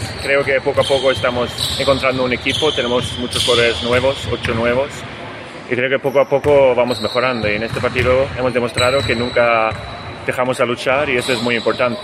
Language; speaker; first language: Spanish; non-native, fluent; Swedish